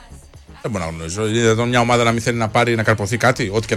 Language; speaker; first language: Greek; native; Greek